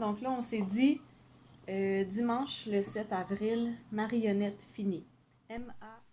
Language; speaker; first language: French; native; French